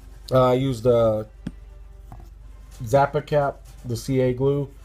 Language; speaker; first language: English; native; English